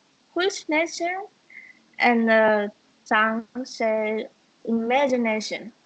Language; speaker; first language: English; non-native, learner; Chinese